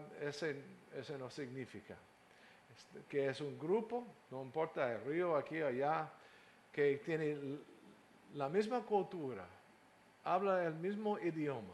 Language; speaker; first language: Spanish; non-native, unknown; English